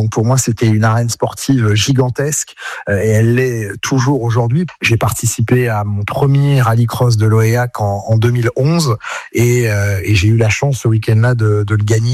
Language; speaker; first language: French; native; French